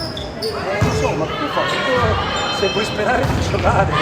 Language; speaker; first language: Italian; native; Italian